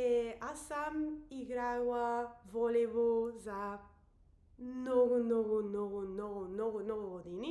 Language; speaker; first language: Bulgarian; non-native, learner; Spanish